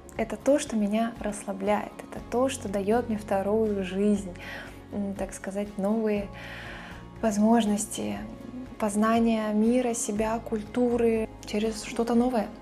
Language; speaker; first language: Russian; native; Russian